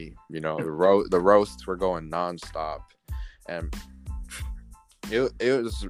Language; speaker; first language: English; native; English